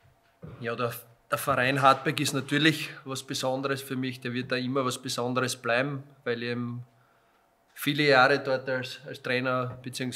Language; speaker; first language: German; native; German